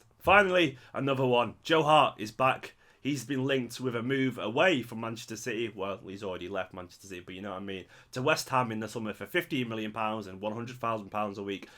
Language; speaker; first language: English; native; English